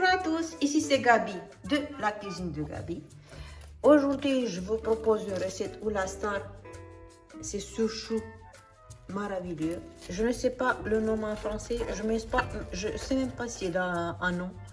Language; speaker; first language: French; non-native, fluent; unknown